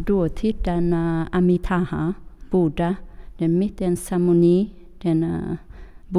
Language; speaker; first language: Swedish; non-native, learner; Vietnamese